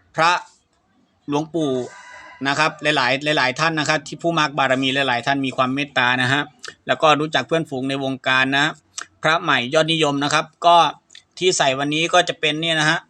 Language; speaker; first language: Thai; native; Thai